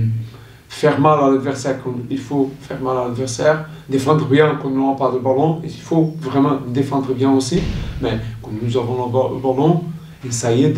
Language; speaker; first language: French; non-native, learner; Portuguese